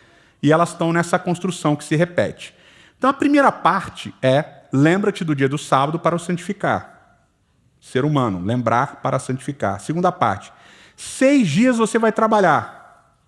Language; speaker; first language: Portuguese; native; Portuguese